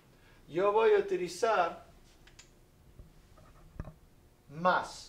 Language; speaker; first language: Spanish; non-native, fluent; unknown